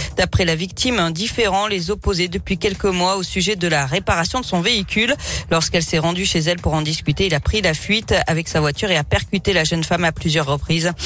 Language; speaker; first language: French; native; French